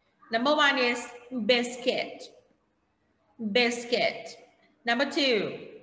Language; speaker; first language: English; non-native, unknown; Thai